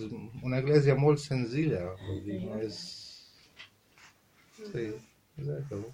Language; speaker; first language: Catalan; non-native, fluent; Arabic